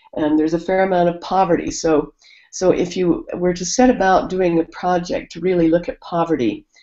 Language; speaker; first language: English; native; English